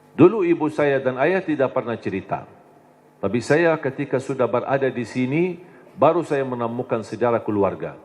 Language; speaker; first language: Indonesian; non-native, fluent; Arabic